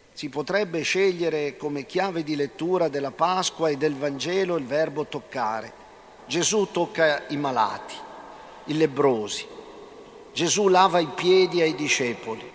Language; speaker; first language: Italian; native; Italian